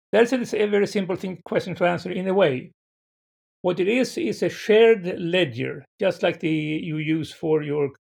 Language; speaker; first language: English; non-native, fluent; Swedish